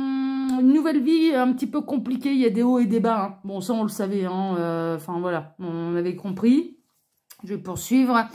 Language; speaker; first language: French; native; French